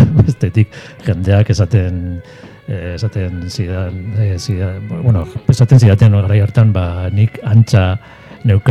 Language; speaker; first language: Basque; non-native, local second language; Spanish